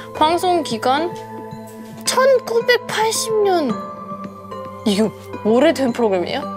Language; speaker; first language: Korean; non-native, fluent; German